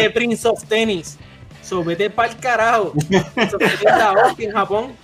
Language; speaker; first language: Spanish; native; Spanish